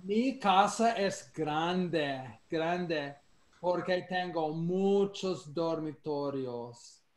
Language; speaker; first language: Spanish; non-native, fluent; English